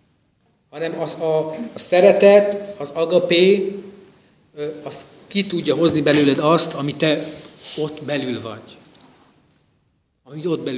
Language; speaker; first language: Hungarian; native; Hungarian